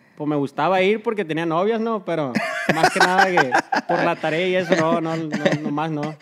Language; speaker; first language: Spanish; early bilingual, heritage; Spanish